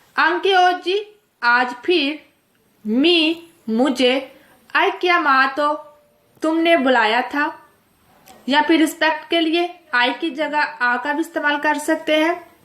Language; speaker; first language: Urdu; native; Urdu